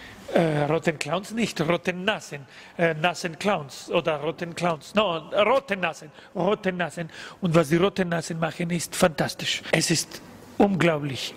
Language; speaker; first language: German; non-native, learner; Spanish